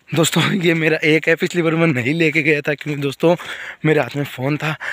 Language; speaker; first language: Hindi; non-native, local second language; Rajasthani